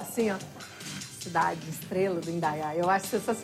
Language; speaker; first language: Portuguese; native; Portuguese